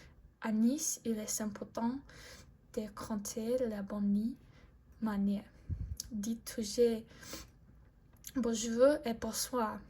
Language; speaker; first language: French; non-native, learner; English